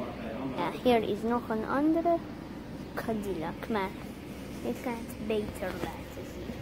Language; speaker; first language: Dutch; non-native, learner; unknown